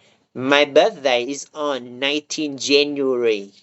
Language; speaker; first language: English; non-native, learner; Vietnamese